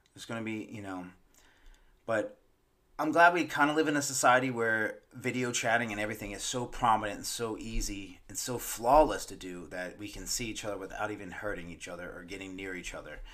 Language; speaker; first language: English; native; English